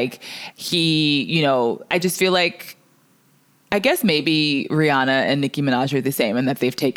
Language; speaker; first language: English; native; English